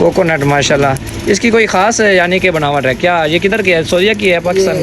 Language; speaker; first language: Hindi; native; Hindi